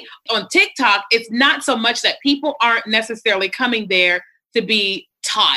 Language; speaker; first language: English; native; English